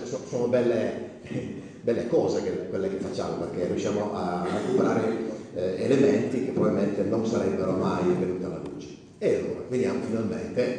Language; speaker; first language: Italian; native; Italian